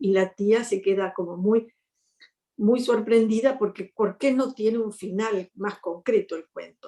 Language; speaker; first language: Spanish; native; Spanish